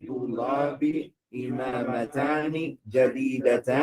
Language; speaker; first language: Arabic; non-native, learner; English